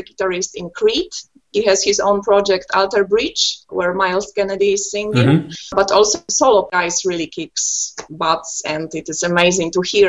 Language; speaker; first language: English; non-native, fluent; Polish